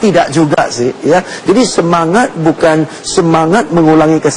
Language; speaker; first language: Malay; non-native, fluent; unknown